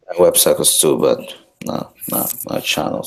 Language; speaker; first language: English; non-native, fluent; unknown